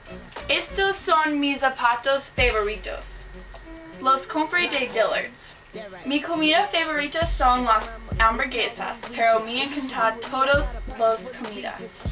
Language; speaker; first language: Spanish; non-native, learner; English